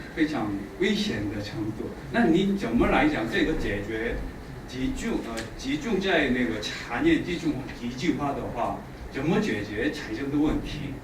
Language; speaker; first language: Chinese; non-native, fluent; Korean